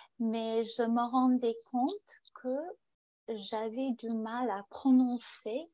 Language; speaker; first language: French; non-native, fluent; English